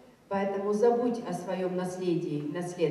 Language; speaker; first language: Russian; native; Russian